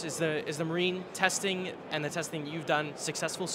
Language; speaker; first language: English; native; English